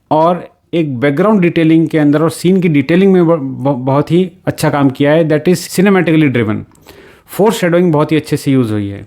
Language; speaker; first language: Hindi; native; Hindi